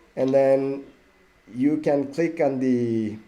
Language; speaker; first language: English; non-native, local second language; Nepali